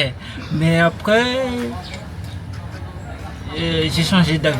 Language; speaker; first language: French; non-native, local second language; Malagasy